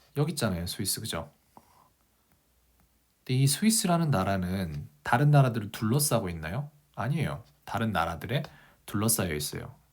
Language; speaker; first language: Korean; native; Korean